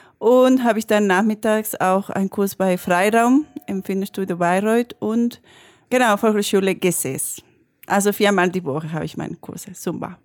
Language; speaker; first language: German; non-native, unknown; Spanish